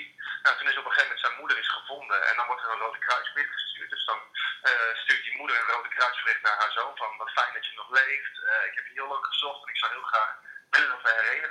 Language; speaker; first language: Dutch; native; Dutch